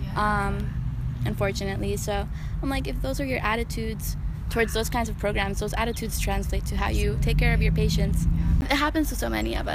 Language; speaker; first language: English; early bilingual, other home language; Spanish